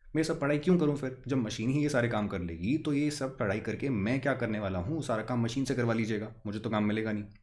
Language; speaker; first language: Hindi; native; Hindi